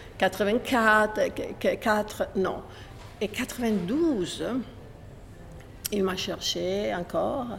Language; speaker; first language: French; non-native, fluent; Italian